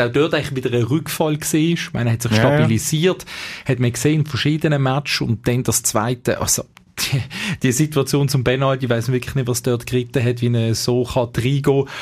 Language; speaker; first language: German; native; German